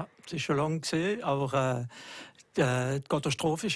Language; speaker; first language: German; non-native, local second language; French